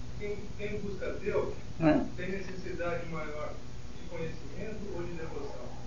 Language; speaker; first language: Spanish; non-native, learner; Portuguese